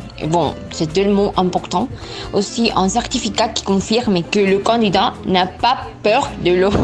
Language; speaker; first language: French; non-native, learner; Spanish